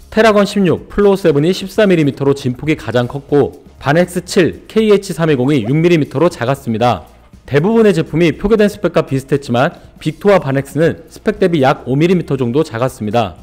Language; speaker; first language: Korean; native; Korean